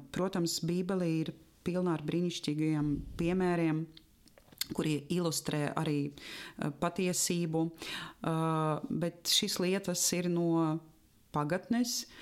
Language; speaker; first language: Latvian; non-native, local second language; Russian